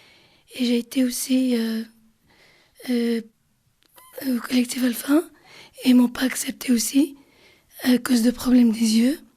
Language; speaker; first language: French; non-native, learner; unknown